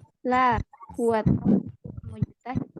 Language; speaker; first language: Arabic; non-native, learner; Indonesian